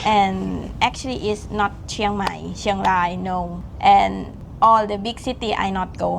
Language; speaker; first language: English; non-native, learner; Thai